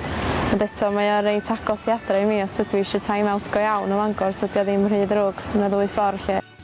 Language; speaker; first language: Welsh; native; Welsh